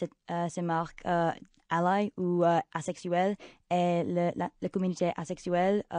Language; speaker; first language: French; non-native, local second language; English